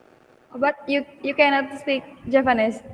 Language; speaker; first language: English; non-native, learner; Indonesian